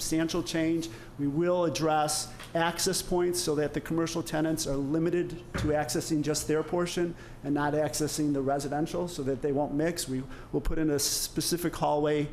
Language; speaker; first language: English; native; English